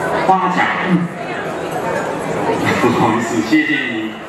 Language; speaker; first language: Chinese; non-native, learner; Japanese